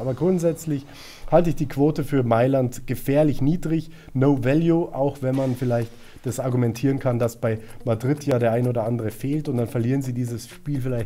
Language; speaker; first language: German; native; German